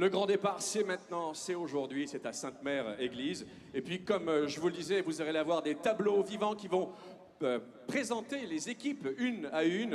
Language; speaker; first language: French; native; French